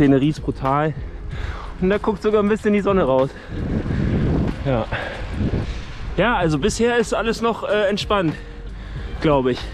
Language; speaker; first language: German; native; German